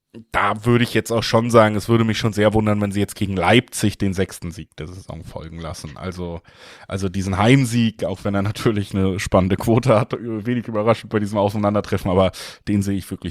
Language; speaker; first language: German; native; German